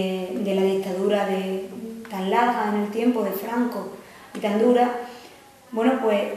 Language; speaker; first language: Spanish; native; Spanish